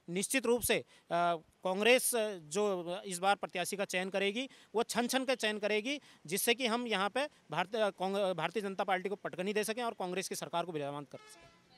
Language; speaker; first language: Hindi; native; Hindi